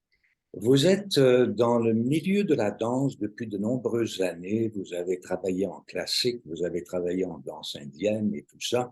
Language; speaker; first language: French; native; French